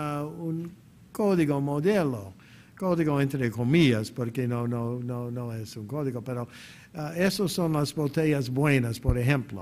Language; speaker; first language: Spanish; non-native, fluent; English